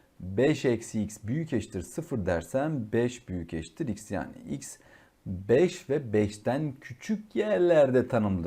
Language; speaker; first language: Turkish; native; Turkish